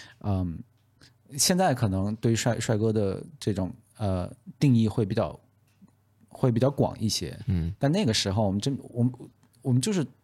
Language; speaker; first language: Chinese; non-native, local second language; Uyghur